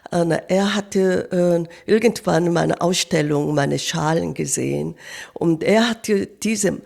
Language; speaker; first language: German; non-native, fluent; Korean